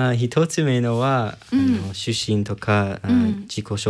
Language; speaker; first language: Japanese; non-native, learner; English